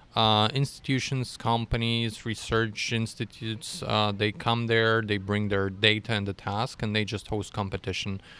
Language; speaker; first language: English; non-native, fluent; Russian